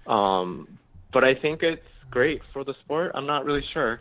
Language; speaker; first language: English; early bilingual, other home language; Japanese